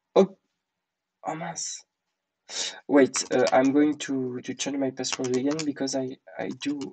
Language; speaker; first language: English; non-native, learner; French